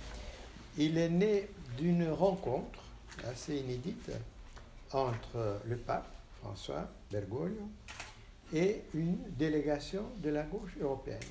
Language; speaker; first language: French; non-native, fluent; Portuguese